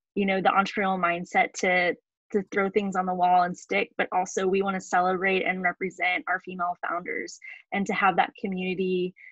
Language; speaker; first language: English; native; English